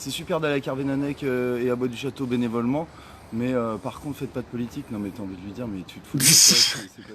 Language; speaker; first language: French; native; French